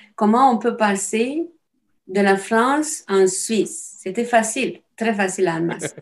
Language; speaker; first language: French; non-native, fluent; Romanian